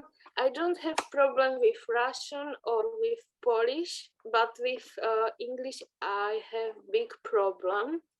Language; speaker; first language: English; non-native, learner; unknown